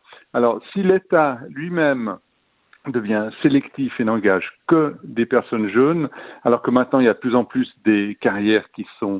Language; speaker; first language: French; native; French